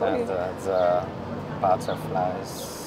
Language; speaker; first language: English; non-native, fluent; Chinese